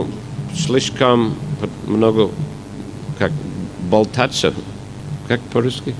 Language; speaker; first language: Russian; non-native, fluent; English